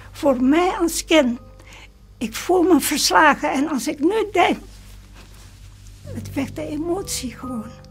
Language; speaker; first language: Dutch; early bilingual, other home language; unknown